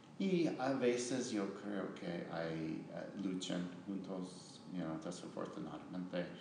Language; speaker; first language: Spanish; non-native, learner; English